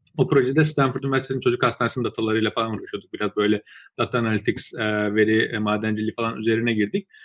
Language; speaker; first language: Turkish; early bilingual, other home language; Azerbaijani